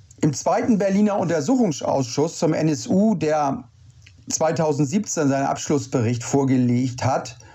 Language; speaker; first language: German; native; German